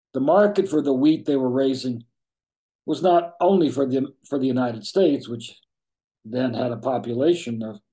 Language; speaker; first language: English; native; English